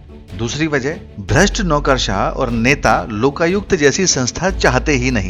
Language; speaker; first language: Hindi; native; Hindi